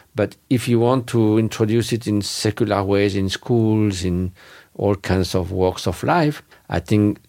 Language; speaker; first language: English; non-native, fluent; French